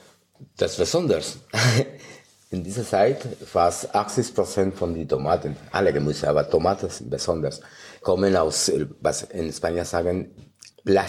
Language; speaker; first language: German; non-native, fluent; Spanish